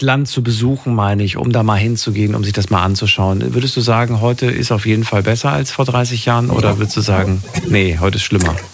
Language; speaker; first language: German; native; German